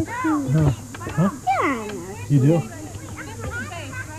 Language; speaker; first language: English; native; English